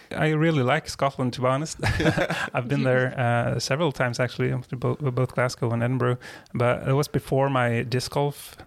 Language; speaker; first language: English; non-native, fluent; Swedish